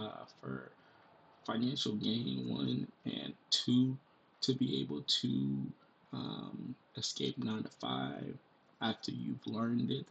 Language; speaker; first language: English; native; English